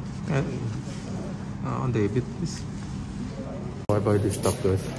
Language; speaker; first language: English; non-native, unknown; Indonesian